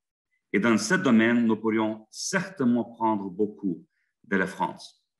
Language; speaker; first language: French; non-native, fluent; Lithuanian